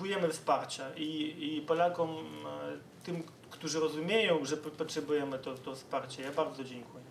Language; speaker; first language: Polish; non-native, fluent; Ukrainian